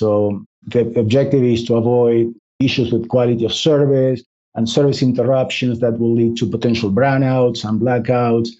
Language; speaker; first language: English; non-native, fluent; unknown